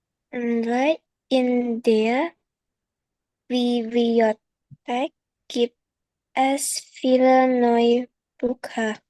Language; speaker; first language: German; non-native, learner; Indonesian